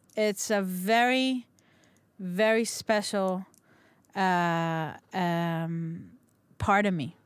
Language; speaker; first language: English; non-native, local second language; Hebrew